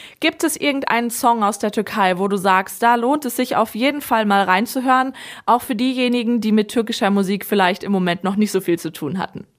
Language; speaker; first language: German; native; German